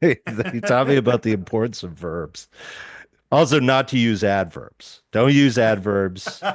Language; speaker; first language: English; native; English